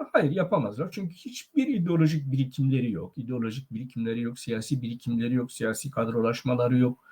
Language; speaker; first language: Turkish; non-native, local second language; Zaza